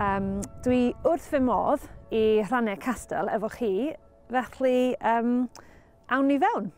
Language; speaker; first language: Welsh; non-native, learner; English